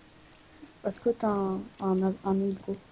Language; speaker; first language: French; native; French